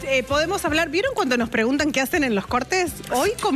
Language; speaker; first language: Spanish; native; Spanish